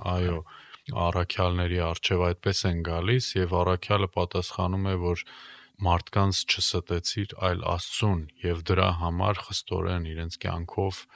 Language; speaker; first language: Armenian; native; Armenian